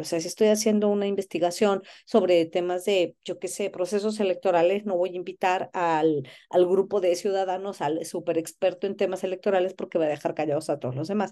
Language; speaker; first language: Spanish; native; Spanish